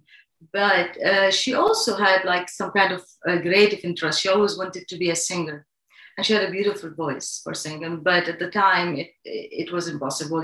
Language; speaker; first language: English; non-native, fluent; Arabic